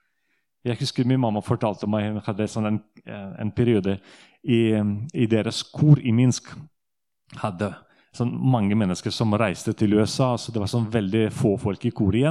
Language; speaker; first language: Norwegian; non-native, fluent; Russian